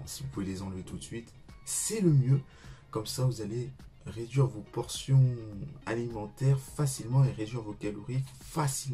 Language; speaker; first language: French; native; French